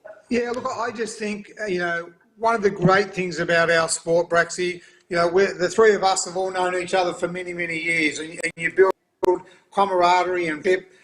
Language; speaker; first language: English; native; English